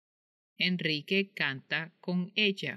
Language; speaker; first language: Spanish; non-native, fluent; English